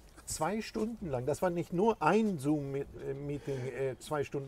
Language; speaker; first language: German; non-native, fluent; Swedish